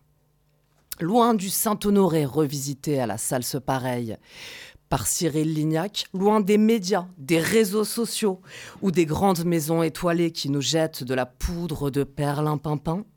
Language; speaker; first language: French; native; French